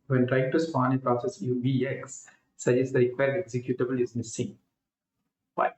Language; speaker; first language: English; non-native, local second language; Telugu